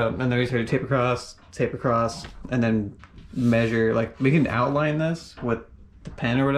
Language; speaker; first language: English; native; English